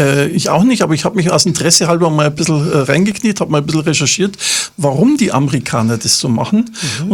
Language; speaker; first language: German; native; German